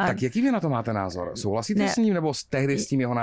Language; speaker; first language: Czech; native; Czech